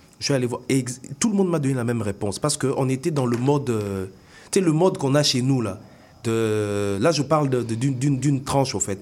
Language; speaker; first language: French; non-native, local second language; Lingala